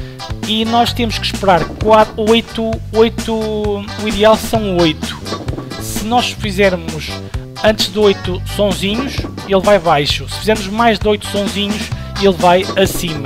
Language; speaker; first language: Portuguese; native; Portuguese